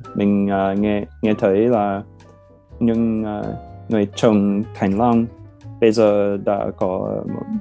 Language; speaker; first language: Vietnamese; non-native, fluent; English